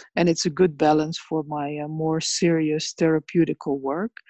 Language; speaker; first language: English; early bilingual, other home language; Bosnian